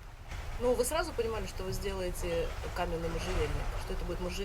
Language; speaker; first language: Russian; native; Russian